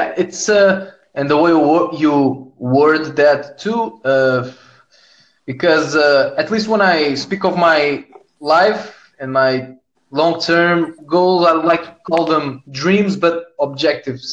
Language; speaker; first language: English; non-native, fluent; Portuguese